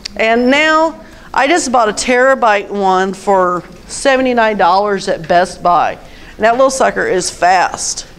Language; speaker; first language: English; native; English